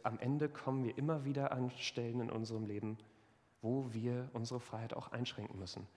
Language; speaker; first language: German; native; German